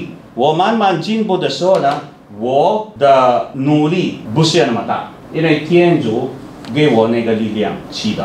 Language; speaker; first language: Chinese; non-native, fluent; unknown